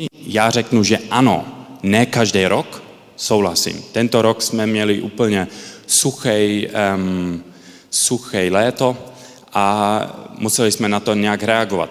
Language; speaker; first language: Czech; early bilingual, heritage; Czech